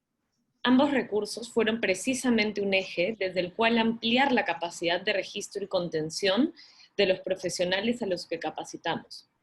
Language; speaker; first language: Spanish; native; Spanish